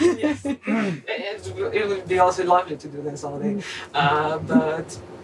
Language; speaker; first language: English; non-native, fluent; Slovenian